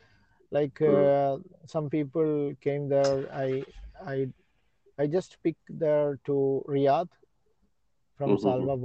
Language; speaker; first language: English; non-native, learner; Malayalam